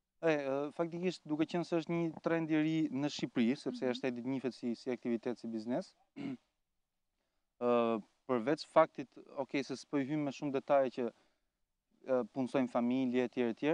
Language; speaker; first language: Albanian; native; Albanian